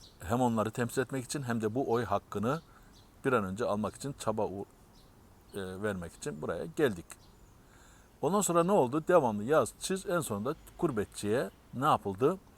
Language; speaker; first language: Turkish; native; Turkish